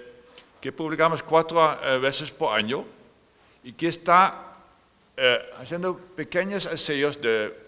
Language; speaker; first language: Spanish; non-native, fluent; Dutch